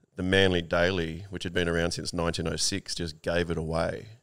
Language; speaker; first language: English; native; English